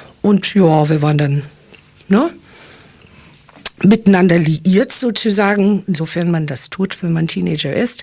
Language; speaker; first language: German; non-native, fluent; English